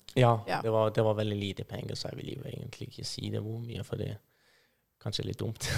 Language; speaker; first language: Norwegian; non-native, fluent; Persian